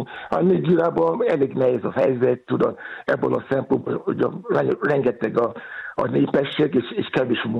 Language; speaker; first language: Hungarian; non-native, learner; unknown